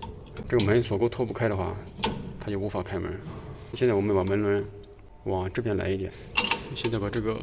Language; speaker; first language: Chinese; native; Chinese